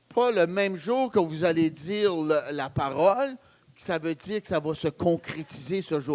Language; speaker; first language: French; native; French